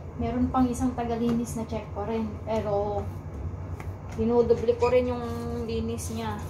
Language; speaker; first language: Filipino; non-native, local second language; Iloko